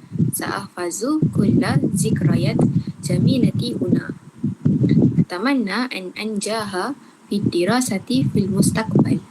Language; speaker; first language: Arabic; non-native, learner; Malay